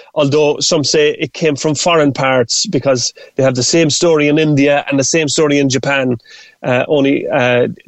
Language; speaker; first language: English; native; English